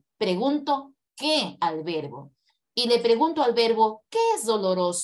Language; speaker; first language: Spanish; native; Spanish